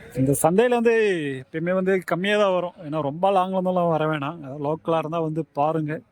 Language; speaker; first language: Tamil; native; Tamil